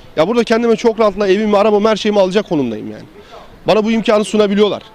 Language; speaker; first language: Turkish; native; Turkish